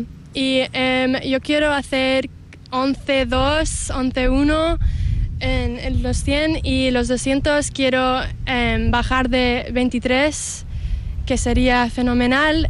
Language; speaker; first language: Spanish; early bilingual, heritage; English